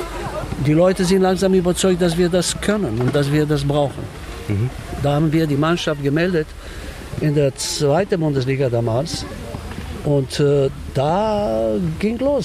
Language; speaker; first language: German; non-native, fluent; Romanian